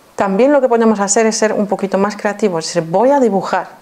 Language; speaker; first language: Spanish; non-native, fluent; Polish